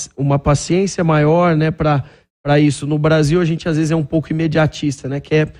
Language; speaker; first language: Portuguese; native; Portuguese